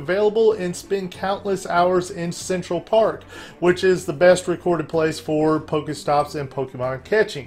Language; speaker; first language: English; native; English